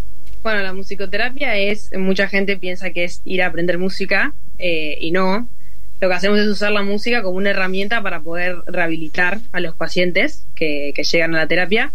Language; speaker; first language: Spanish; native; Spanish